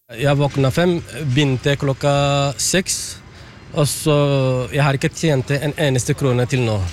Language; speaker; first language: Norwegian; non-native, fluent; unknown